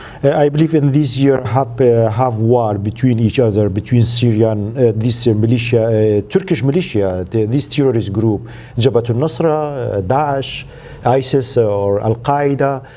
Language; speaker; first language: English; non-native, learner; Central Kurdish